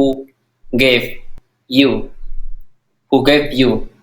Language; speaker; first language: English; non-native, fluent; Hmong